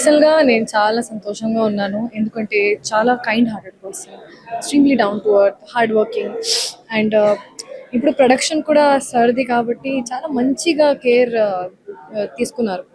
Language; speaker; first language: Telugu; non-native, fluent; Hindi